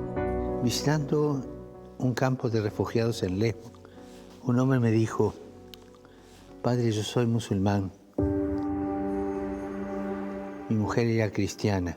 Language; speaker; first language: Spanish; native; Spanish